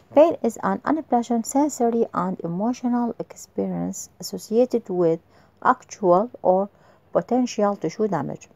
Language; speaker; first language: English; non-native, fluent; Arabic